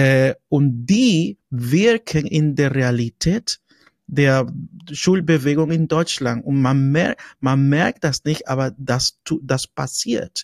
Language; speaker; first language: German; non-native, fluent; Spanish